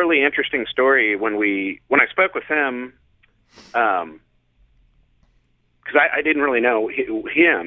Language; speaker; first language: English; native; English